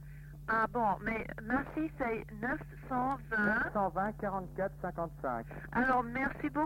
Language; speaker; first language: French; non-native, fluent; English